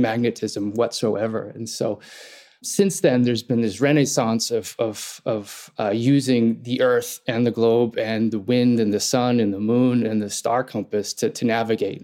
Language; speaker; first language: English; native; English